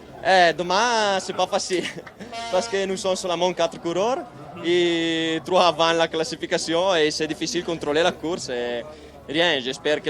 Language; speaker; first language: French; non-native, learner; Italian